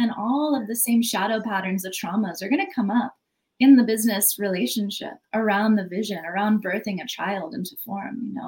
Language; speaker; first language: English; native; English